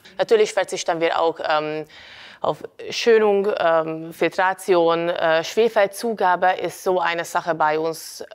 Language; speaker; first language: German; non-native, fluent; Hungarian